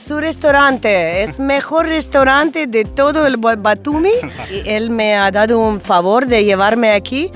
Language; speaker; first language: Spanish; non-native, fluent; Russian